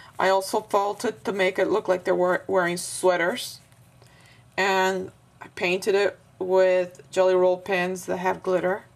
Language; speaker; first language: English; non-native, fluent; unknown